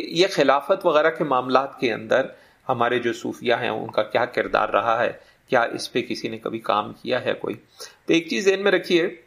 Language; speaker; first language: Urdu; native; Urdu